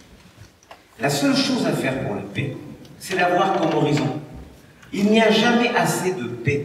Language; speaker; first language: French; native; French